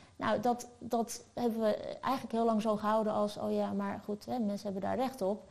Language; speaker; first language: Dutch; early bilingual, other home language; Turkish